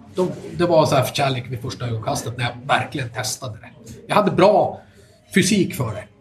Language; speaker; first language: Swedish; native; Swedish